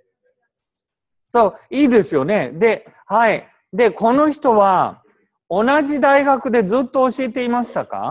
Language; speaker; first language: Japanese; native; Japanese